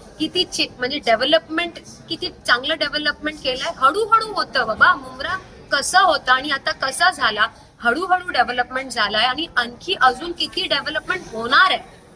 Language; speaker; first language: Marathi; non-native, local second language; Urdu